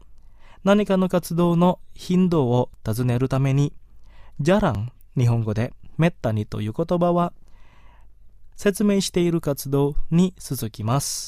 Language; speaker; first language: Japanese; non-native, fluent; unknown